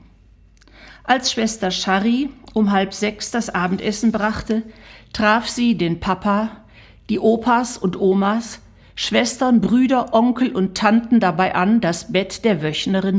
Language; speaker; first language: German; native; German